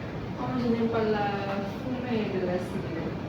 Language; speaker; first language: French; non-native, learner; Indonesian